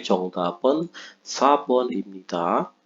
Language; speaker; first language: Korean; non-native, fluent; Indonesian